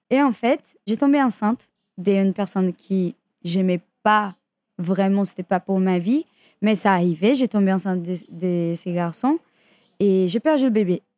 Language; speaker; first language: French; non-native, fluent; Portuguese